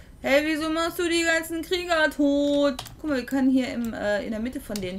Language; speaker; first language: German; native; German